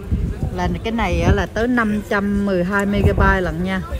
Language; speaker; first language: Vietnamese; native; Vietnamese